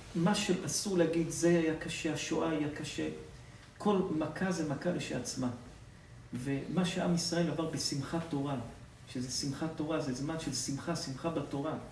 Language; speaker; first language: Hebrew; native; Hebrew